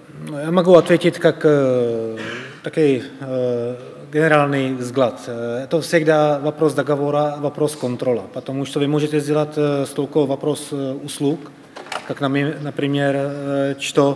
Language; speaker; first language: Russian; non-native, fluent; Czech